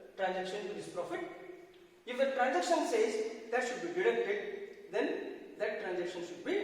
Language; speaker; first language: English; non-native, local second language; Kannada